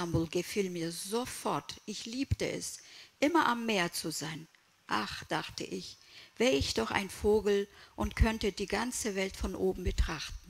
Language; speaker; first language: German; early bilingual, other home language; Kurdish